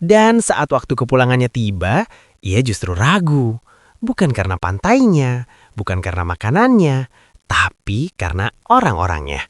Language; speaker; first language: Indonesian; native; Indonesian